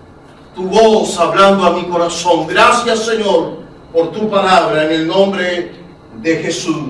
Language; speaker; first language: Spanish; native; Spanish